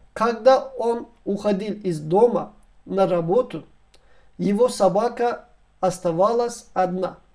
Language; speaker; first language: Russian; non-native, learner; Turkish